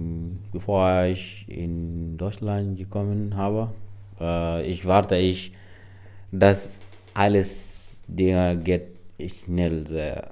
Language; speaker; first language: German; non-native, learner; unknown